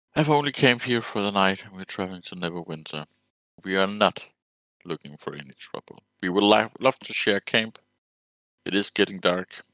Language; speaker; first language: English; non-native, fluent; Danish